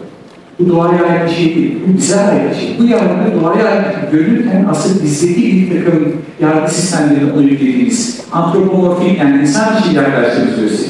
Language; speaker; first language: Turkish; native; Turkish